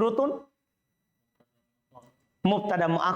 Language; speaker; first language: Arabic; non-native, fluent; Indonesian